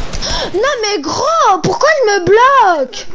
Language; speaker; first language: French; native; French